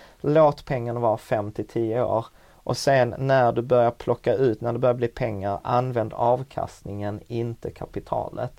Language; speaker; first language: Swedish; early bilingual, other home language; Czech